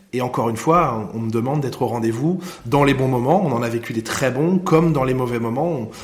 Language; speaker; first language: French; native; French